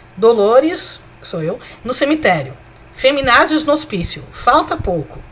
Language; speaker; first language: Portuguese; early bilingual, other home language; Spanish